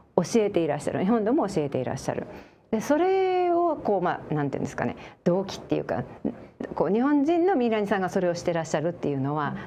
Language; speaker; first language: Japanese; native; Japanese